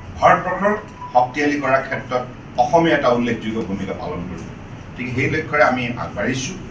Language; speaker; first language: Assamese; native; Assamese